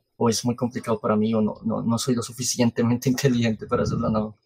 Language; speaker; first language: Spanish; native; Spanish